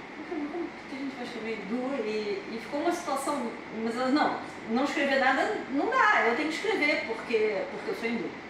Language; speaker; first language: Portuguese; native; Portuguese